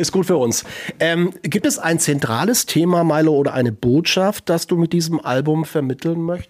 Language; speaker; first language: German; native; German